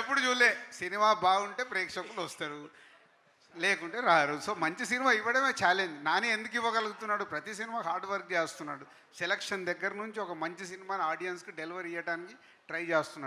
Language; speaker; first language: Telugu; native; Telugu